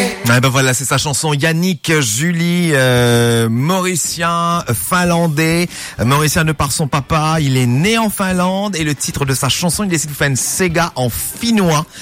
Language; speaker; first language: French; non-native, local second language; Morisyen